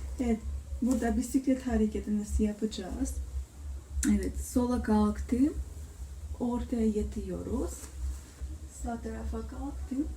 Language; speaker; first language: Turkish; non-native, learner; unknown